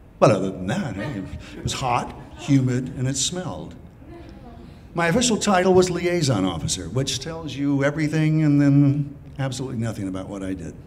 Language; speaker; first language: English; native; English